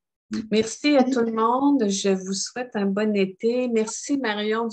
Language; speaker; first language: French; native; French